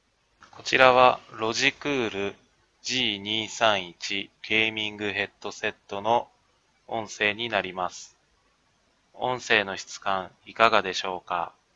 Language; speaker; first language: Japanese; native; Japanese